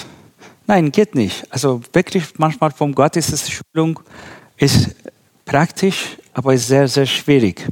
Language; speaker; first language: German; non-native, learner; Persian